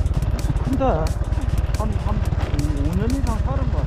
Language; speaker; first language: Korean; native; Korean